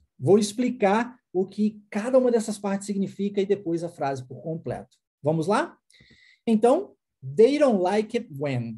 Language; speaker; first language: Portuguese; non-native, fluent; English